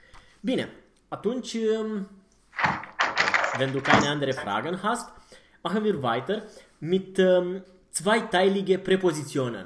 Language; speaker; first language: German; non-native, fluent; Romanian